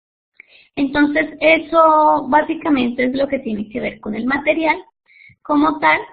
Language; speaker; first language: Spanish; native; Spanish